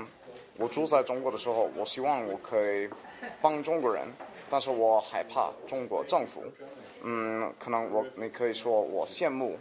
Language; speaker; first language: Chinese; non-native, learner; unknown